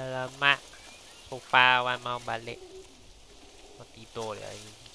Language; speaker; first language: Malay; non-native, local second language; Chinese